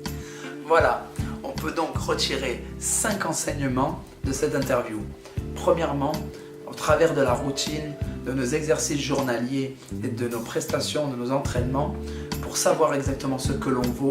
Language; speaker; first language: French; native; French